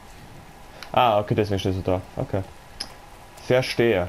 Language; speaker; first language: German; native; German